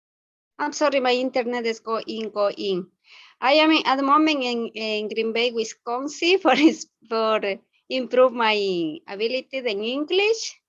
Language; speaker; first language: English; non-native, learner; Spanish